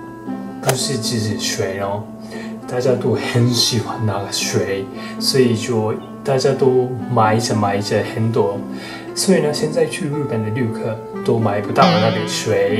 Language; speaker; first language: Chinese; non-native, fluent; Japanese